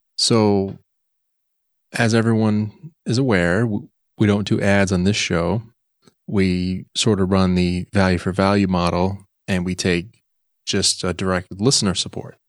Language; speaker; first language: English; native; English